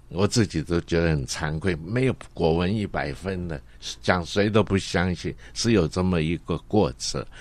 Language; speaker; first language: Chinese; non-native, local second language; Cantonese